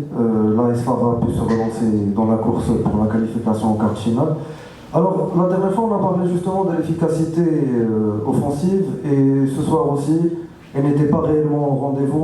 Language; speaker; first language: French; non-native, local second language; Arabic